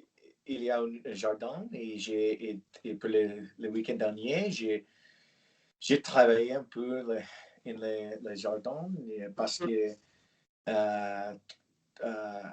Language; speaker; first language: French; non-native, learner; English